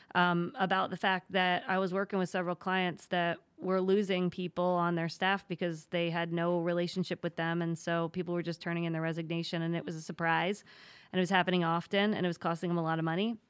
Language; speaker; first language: English; native; English